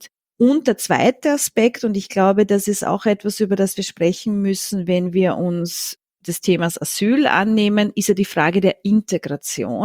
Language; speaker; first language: German; native; German